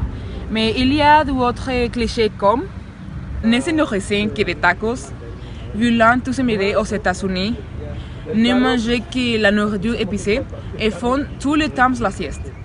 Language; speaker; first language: French; non-native, learner; Spanish